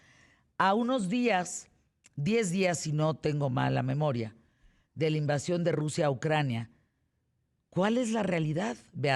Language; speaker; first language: Spanish; native; Spanish